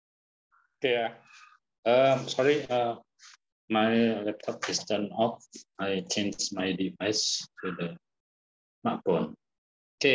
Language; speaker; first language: English; non-native, learner; Indonesian